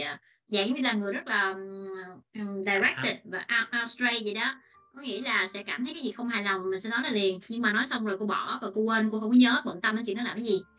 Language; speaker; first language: Vietnamese; native; Vietnamese